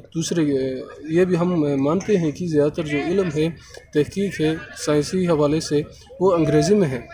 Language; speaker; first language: Urdu; non-native, local second language; Sicilian